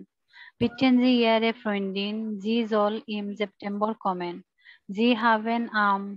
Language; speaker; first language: German; non-native, learner; Bangla